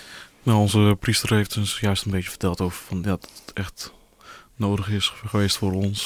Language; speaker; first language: Dutch; early bilingual, other home language; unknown